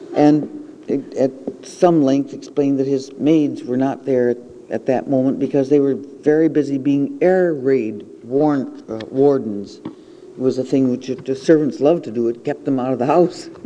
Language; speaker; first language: English; native; English